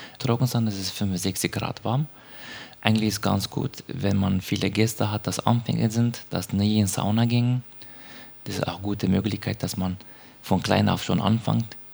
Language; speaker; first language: German; non-native, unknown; Turkish